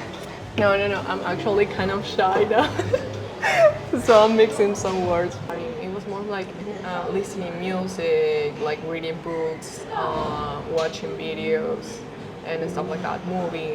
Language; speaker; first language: English; non-native, fluent; Spanish